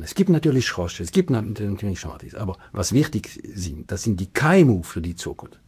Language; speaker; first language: German; non-native, local second language; French